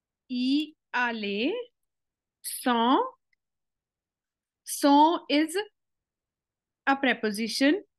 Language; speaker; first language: English; non-native, local second language; Hindi